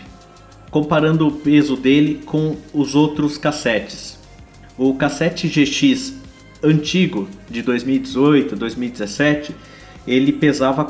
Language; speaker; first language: Portuguese; native; Portuguese